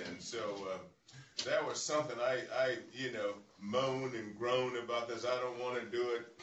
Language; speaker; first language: English; native; English